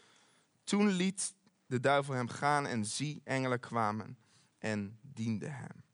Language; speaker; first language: Dutch; native; Dutch